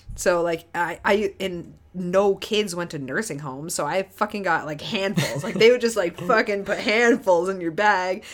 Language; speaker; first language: English; native; English